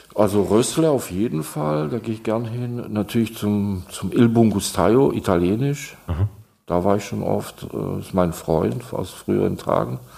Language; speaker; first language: German; non-native, fluent; Czech